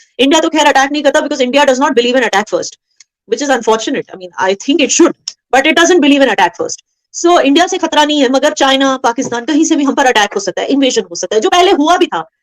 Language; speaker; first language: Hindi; non-native, local second language; Kashmiri